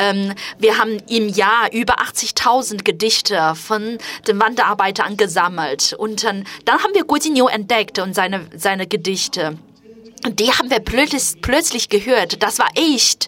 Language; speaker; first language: German; non-native, fluent; Chinese